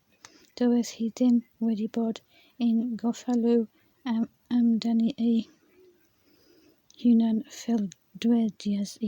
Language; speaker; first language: Welsh; non-native, learner; English